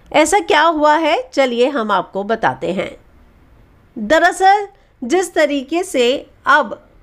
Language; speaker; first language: Hindi; native; Hindi